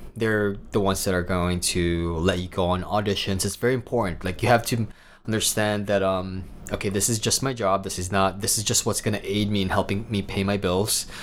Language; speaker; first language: English; non-native, local second language; Cebuano